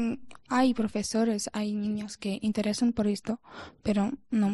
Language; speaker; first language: Spanish; non-native, learner; Ukrainian